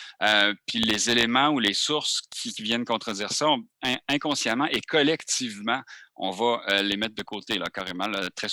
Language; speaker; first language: French; native; French